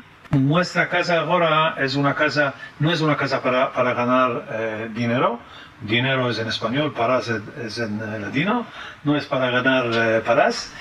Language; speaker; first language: Spanish; early bilingual, heritage; French